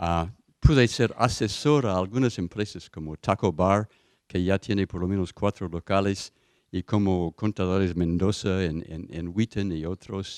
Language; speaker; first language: Spanish; non-native, fluent; English